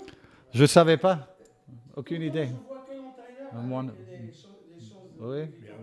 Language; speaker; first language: French; non-native, fluent; English